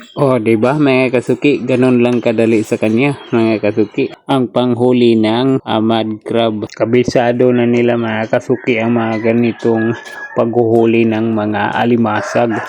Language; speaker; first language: Filipino; non-native, local second language; Cebuano